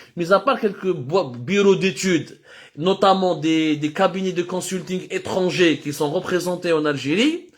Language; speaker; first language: French; non-native, local second language; Arabic